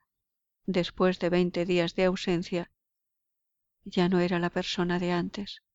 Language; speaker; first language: Spanish; native; Spanish